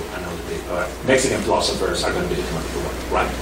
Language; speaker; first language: English; non-native, fluent; Spanish